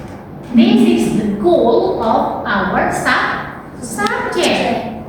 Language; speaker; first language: English; non-native, learner; Indonesian